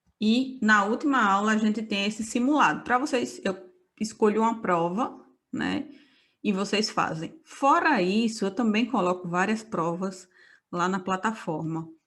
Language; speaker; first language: Portuguese; native; Portuguese